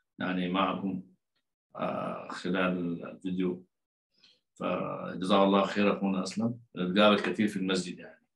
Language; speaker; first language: Arabic; native; Arabic